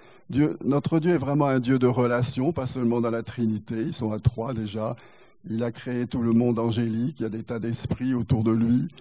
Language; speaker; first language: French; native; French